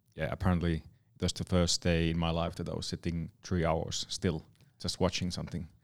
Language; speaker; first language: English; non-native, fluent; Finnish